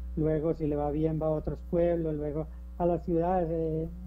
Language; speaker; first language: Spanish; native; Spanish